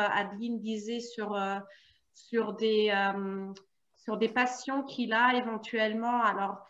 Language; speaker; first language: French; non-native, fluent; German